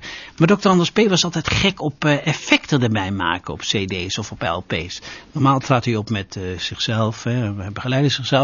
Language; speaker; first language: Dutch; native; Dutch